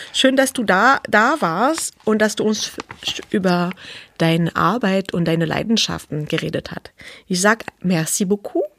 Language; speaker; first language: German; non-native, fluent; French